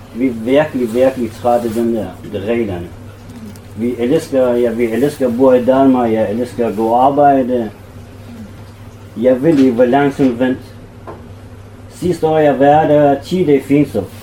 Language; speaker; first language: Danish; non-native, learner; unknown